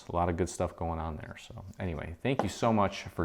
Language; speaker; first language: English; native; English